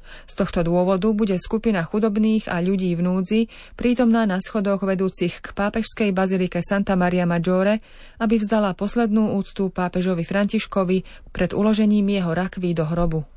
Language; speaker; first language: Slovak; native; Slovak